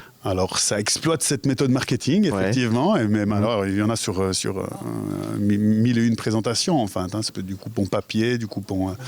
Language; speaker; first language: French; native; French